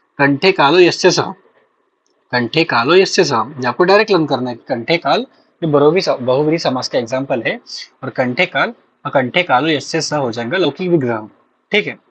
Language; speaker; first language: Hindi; non-native, local second language; Marathi